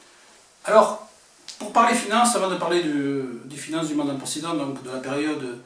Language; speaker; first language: French; native; French